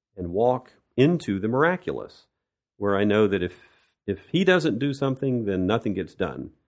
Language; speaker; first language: English; native; English